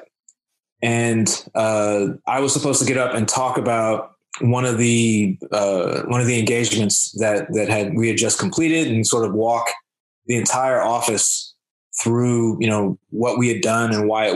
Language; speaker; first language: English; native; English